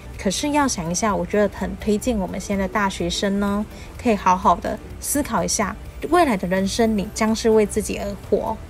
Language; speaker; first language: Chinese; native; Chinese